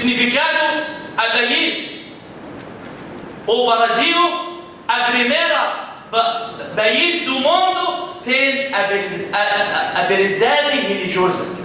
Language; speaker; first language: Portuguese; non-native, learner; Arabic